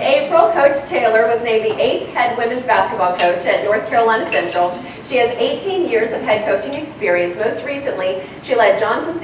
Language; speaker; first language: English; native; English